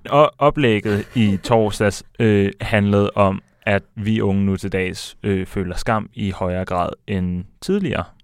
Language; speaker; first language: Danish; native; Danish